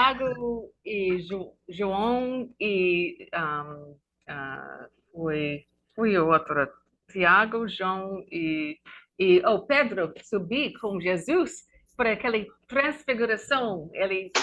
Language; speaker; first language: Portuguese; non-native, learner; English